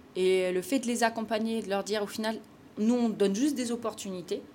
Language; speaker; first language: French; native; French